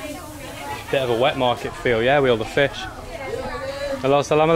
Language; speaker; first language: English; native; English